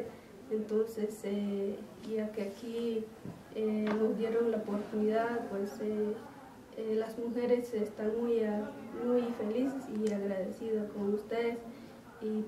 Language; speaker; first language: Spanish; non-native, local second language; Kaqchikel